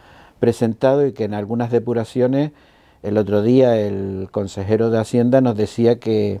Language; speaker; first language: Spanish; native; Spanish